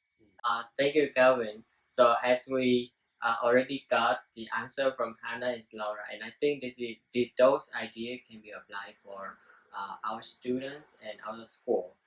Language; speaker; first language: English; non-native, learner; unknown